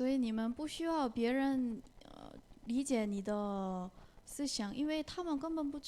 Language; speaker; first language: Chinese; non-native, fluent; Korean